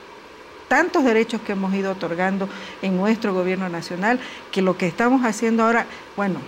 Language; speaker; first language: Spanish; native; Spanish